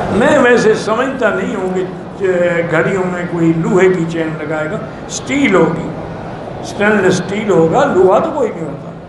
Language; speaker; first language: Urdu; native; Urdu